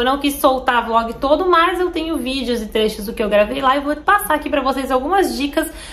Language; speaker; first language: Portuguese; native; Portuguese